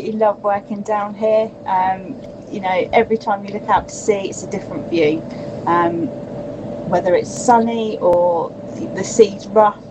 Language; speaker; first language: English; native; English